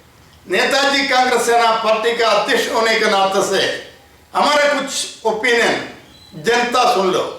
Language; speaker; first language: Hindi; non-native, local second language; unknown